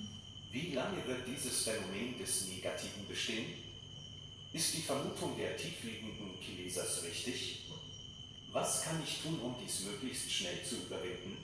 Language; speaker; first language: German; native; German